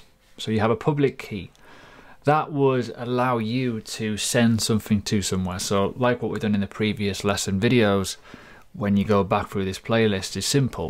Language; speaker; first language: English; native; English